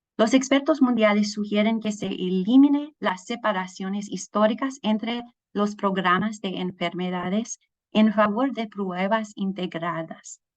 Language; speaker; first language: Spanish; non-native, fluent; English